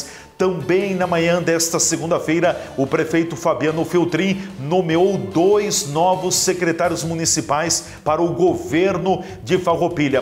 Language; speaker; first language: Portuguese; native; Portuguese